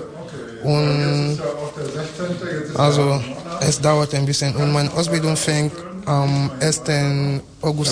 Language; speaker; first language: German; non-native, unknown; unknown